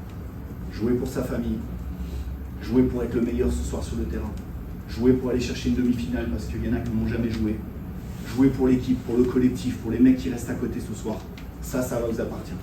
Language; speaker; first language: French; native; French